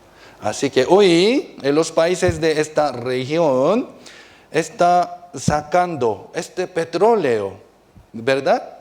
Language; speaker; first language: Spanish; non-native, fluent; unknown